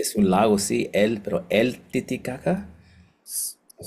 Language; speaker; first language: Spanish; non-native, learner; English